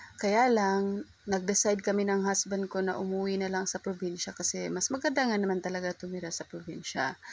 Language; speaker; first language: Filipino; non-native, local second language; Cebuano